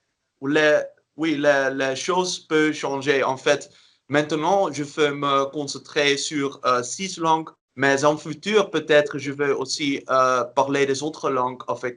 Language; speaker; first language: French; non-native, learner; Dutch